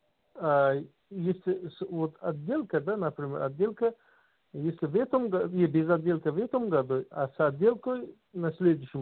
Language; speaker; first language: Russian; non-native, learner; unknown